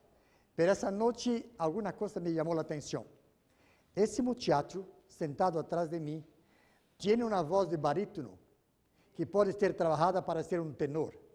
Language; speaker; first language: Spanish; non-native, fluent; Portuguese